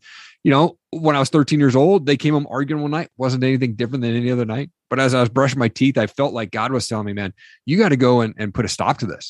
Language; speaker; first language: English; native; English